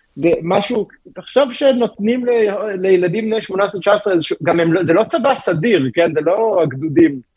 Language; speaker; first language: Hebrew; native; Hebrew